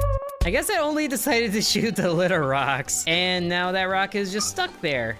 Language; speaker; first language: English; native; English